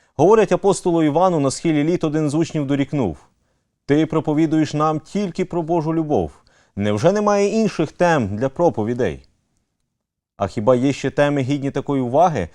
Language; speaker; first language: Ukrainian; native; Ukrainian